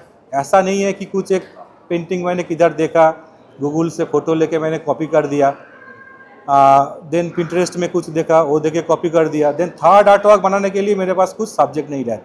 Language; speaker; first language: Hindi; native; Hindi